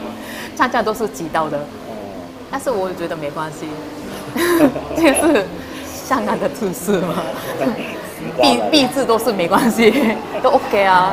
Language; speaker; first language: Chinese; non-native, learner; Japanese